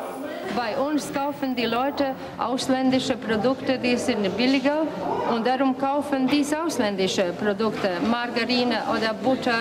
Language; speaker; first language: German; non-native, learner; Latvian